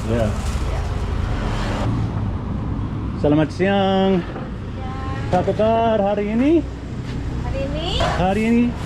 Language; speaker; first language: Indonesian; non-native, learner; English